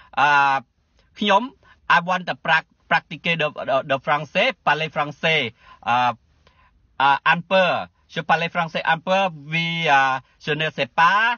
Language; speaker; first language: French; non-native, learner; Khmer